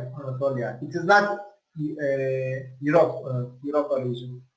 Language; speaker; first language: English; non-native, learner; Turkish